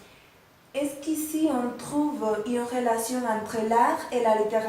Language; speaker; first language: French; non-native, learner; Spanish